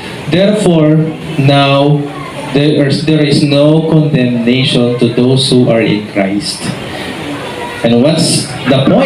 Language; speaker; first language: English; non-native, local second language; Filipino